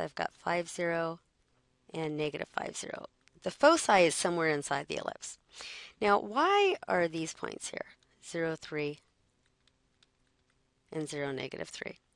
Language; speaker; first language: English; native; English